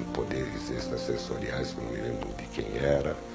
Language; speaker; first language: Portuguese; early bilingual, other home language; German